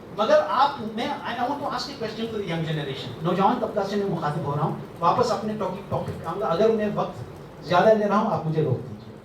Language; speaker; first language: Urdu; non-native, fluent; English